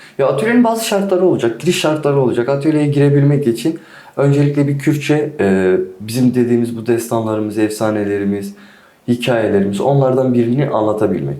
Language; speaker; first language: Turkish; non-native, local second language; Kurdish